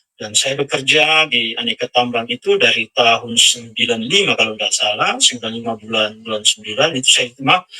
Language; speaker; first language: Indonesian; native; Indonesian